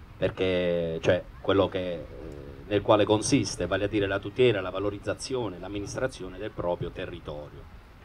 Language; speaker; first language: Italian; native; Italian